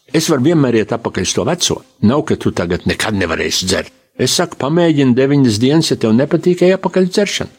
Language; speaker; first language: Latvian; early bilingual, heritage; Latvian